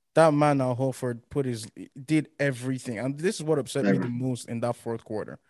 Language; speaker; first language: English; non-native, local second language; Yoruba